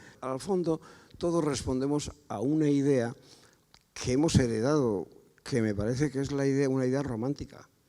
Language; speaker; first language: Spanish; non-native, local second language; Basque